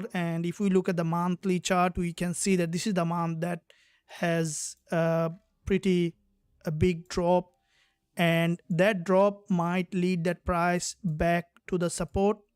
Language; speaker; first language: English; non-native, fluent; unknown